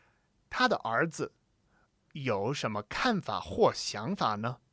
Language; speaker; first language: Chinese; non-native, fluent; English